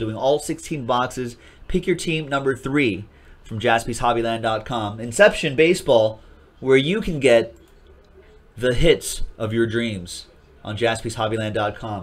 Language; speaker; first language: English; native; English